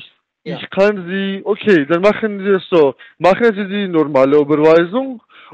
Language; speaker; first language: German; non-native, learner; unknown